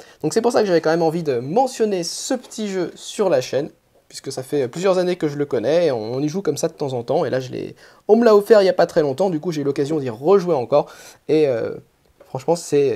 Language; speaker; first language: French; native; French